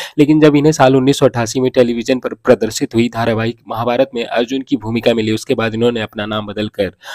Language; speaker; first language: Hindi; native; Hindi